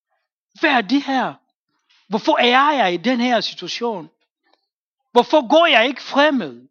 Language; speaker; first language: Swedish; non-native, learner; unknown